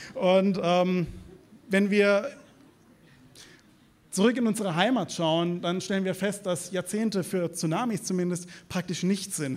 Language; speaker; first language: German; native; German